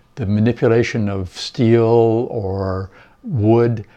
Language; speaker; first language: English; native; English